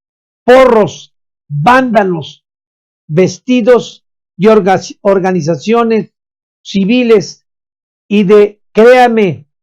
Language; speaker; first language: Spanish; native; Spanish